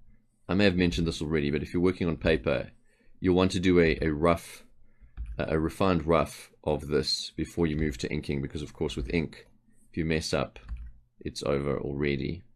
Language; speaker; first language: English; native; English